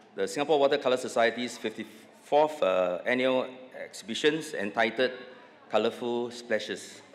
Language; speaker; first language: English; non-native, local second language; Chinese